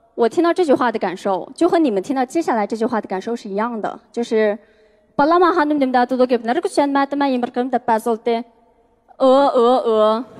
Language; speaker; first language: Chinese; non-native, local second language; Uyghur